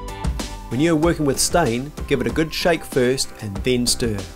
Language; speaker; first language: English; native; English